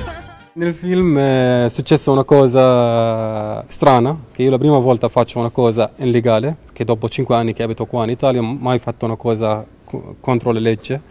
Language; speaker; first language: Italian; non-native, learner; Arabic